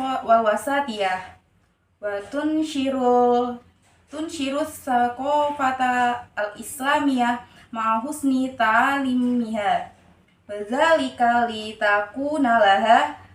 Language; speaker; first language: Arabic; non-native, learner; Indonesian